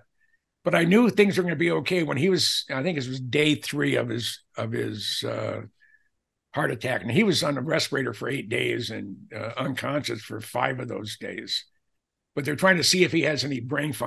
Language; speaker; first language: English; native; English